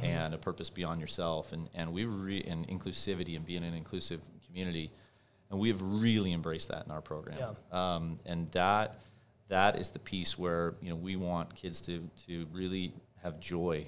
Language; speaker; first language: English; native; English